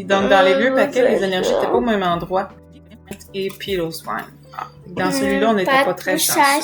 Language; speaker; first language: French; native; French